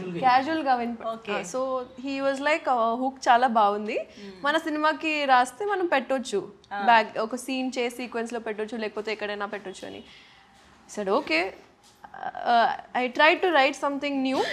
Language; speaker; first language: Telugu; non-native, local second language; Hindi